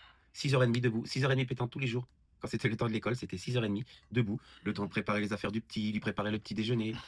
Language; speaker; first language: French; native; French